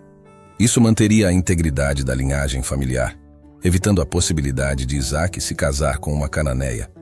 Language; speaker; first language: Portuguese; native; Portuguese